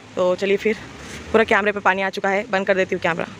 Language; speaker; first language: Hindi; non-native, local second language; Urdu